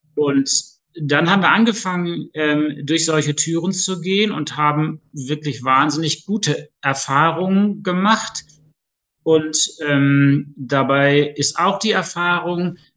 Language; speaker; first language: German; native; German